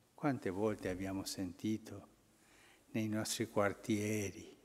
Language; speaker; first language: Italian; non-native, fluent; Spanish